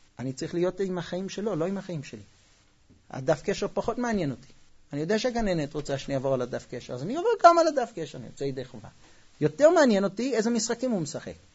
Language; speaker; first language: Hebrew; non-native, fluent; English